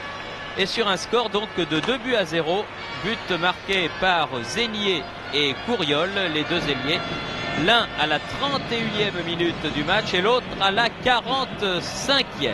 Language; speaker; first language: French; native; French